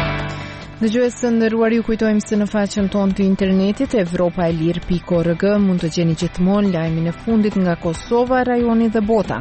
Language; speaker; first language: Albanian; native; Albanian